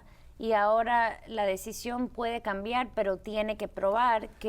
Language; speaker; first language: Spanish; early bilingual, heritage; Spanish